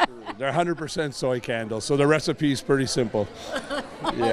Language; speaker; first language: English; native; English